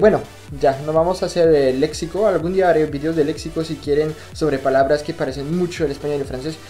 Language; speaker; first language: Spanish; non-native, fluent; French